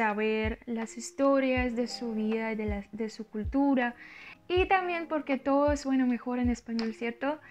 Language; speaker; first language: Spanish; non-native, learner; Russian